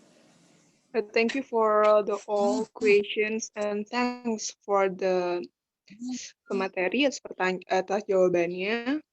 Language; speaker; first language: English; non-native, learner; Indonesian